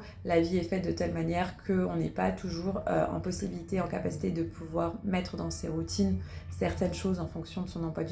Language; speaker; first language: French; native; French